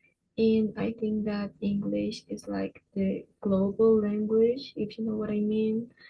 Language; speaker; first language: English; non-native, fluent; Spanish